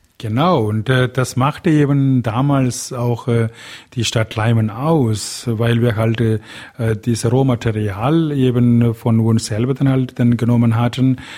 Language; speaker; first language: German; non-native, fluent; Tamil